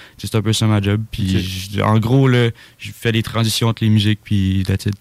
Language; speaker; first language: French; native; French